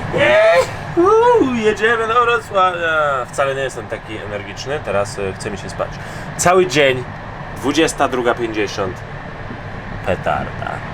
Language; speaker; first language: Polish; early bilingual, heritage; Polish